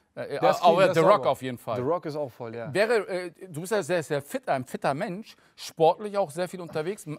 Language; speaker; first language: German; early bilingual, other home language; Turkish